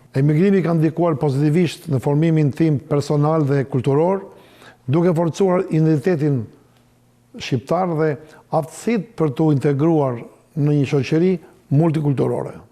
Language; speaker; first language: Albanian; native; Albanian